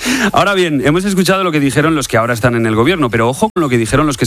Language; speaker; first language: Spanish; native; Spanish